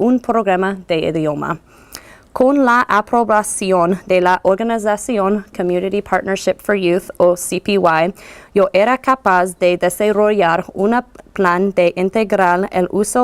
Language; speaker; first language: Spanish; non-native, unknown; English